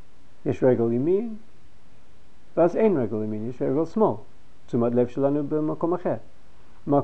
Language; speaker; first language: Hebrew; non-native, fluent; English